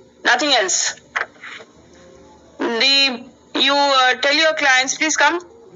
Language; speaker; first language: English; non-native, local second language; Bangla